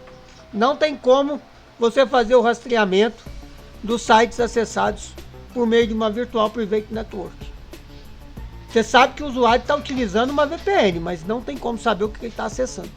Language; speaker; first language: Portuguese; native; Portuguese